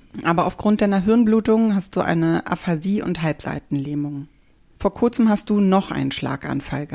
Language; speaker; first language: German; native; German